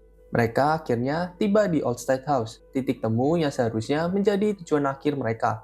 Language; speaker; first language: Indonesian; native; Indonesian